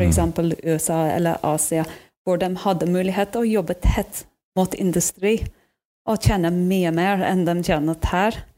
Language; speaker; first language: Norwegian; non-native, fluent; English